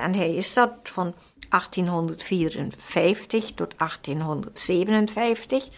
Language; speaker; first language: Dutch; non-native, fluent; German